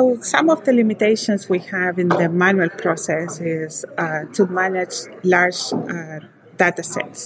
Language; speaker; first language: English; non-native, fluent; Spanish